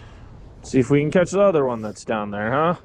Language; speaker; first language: English; native; English